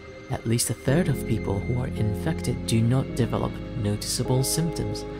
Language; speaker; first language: English; non-native, fluent; Japanese